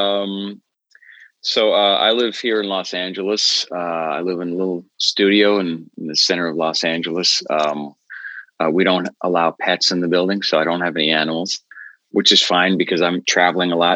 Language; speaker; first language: English; native; English